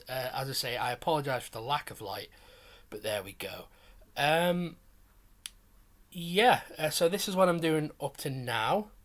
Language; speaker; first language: English; native; English